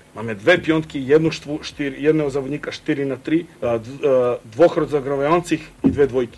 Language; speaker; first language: Polish; non-native, fluent; Croatian